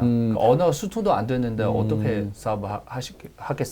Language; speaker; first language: Korean; non-native, learner; Chinese